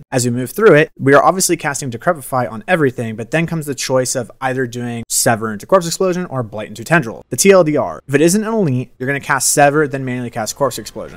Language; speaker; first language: English; native; English